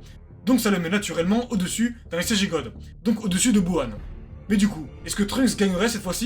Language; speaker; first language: French; native; French